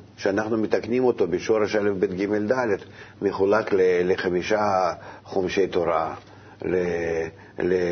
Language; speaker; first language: Hebrew; non-native, fluent; Russian